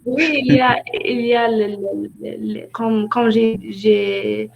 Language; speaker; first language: French; non-native, learner; Arabic